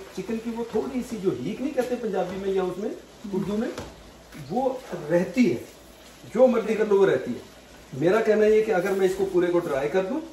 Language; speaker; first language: Urdu; native; Urdu